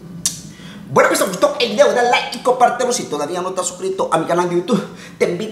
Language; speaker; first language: Spanish; native; Spanish